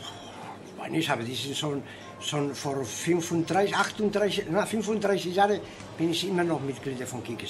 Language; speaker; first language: German; non-native, fluent; Spanish